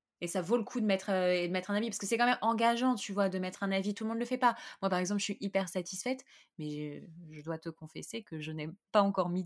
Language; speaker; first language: French; native; French